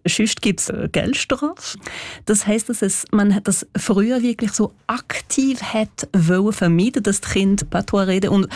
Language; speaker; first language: German; non-native, local second language; French